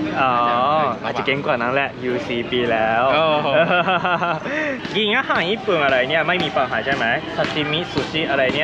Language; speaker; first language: Thai; non-native, fluent; Japanese